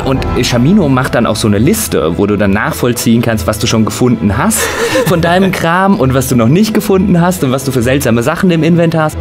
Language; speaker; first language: German; native; German